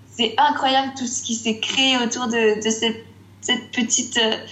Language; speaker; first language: French; native; French